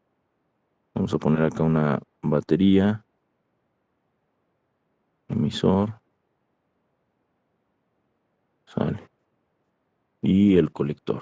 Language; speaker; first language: Spanish; native; Spanish